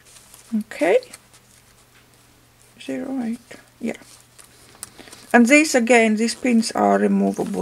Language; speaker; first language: English; non-native, fluent; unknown